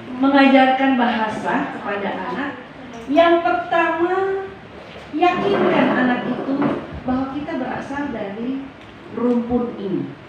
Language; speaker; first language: Indonesian; native; Indonesian